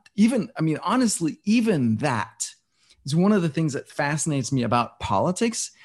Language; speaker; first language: English; non-native, fluent; Danish